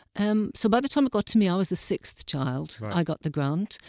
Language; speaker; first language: English; native; English